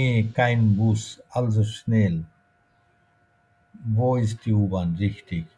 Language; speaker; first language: German; non-native, fluent; Bangla